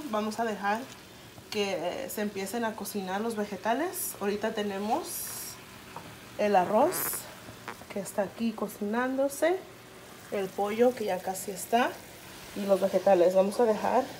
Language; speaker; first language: Spanish; early bilingual, other home language; English